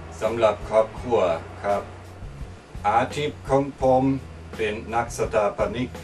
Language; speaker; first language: Thai; non-native, learner; German